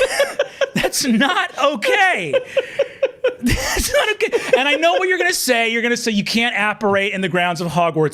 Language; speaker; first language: English; native; English